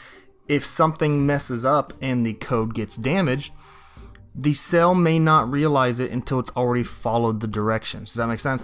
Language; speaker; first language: English; native; English